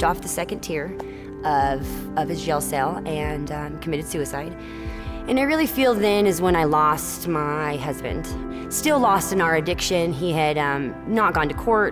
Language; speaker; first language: English; native; English